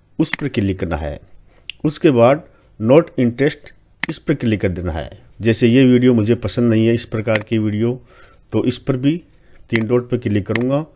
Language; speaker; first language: Hindi; native; Hindi